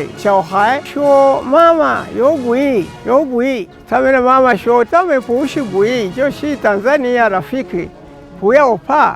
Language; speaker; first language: Chinese; non-native, fluent; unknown